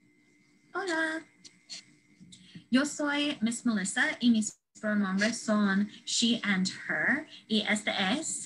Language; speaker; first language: Spanish; non-native, learner; English